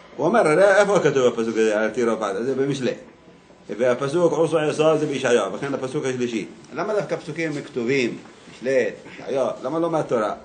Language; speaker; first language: Hebrew; native; Hebrew